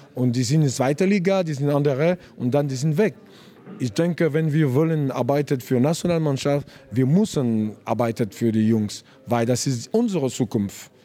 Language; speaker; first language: German; non-native, learner; French